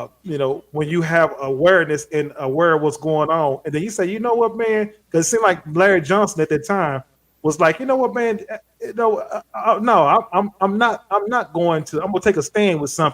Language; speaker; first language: English; native; English